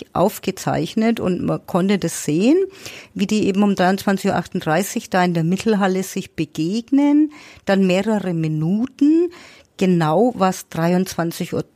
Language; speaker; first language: German; native; German